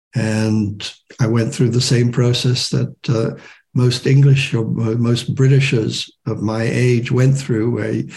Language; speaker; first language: English; non-native, local second language; German